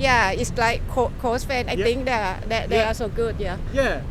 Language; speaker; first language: English; non-native, learner; Thai